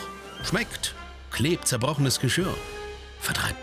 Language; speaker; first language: German; native; German